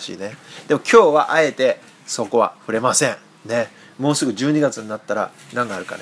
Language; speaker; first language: Japanese; native; Japanese